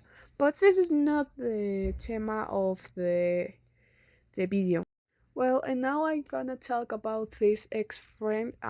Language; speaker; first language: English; non-native, learner; Spanish